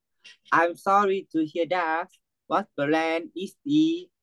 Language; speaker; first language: English; non-native, learner; Vietnamese